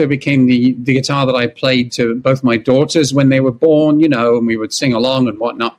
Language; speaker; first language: English; native; English